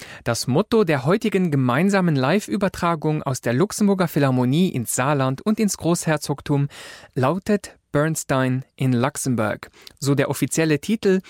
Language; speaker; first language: German; native; German